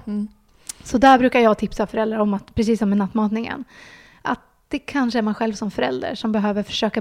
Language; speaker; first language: Swedish; native; Swedish